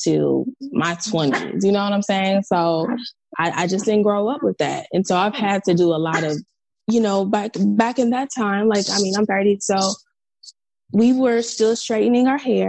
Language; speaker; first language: English; native; English